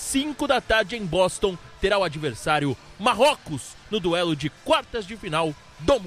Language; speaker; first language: Portuguese; native; Portuguese